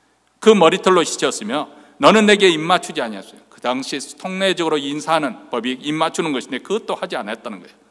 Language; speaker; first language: Korean; native; Korean